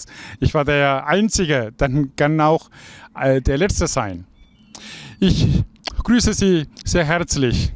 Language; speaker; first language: German; non-native, fluent; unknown